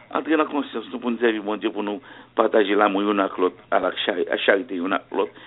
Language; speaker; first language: French; non-native, local second language; Haitian Creole